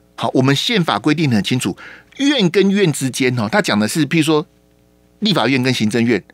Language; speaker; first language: Chinese; native; Chinese